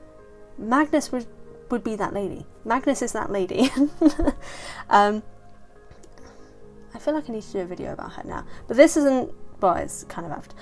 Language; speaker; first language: English; native; English